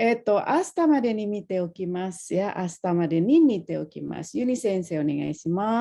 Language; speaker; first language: Japanese; non-native, fluent; Indonesian